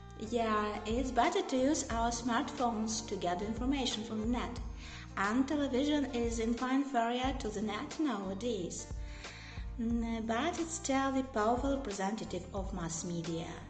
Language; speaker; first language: English; non-native, fluent; Ukrainian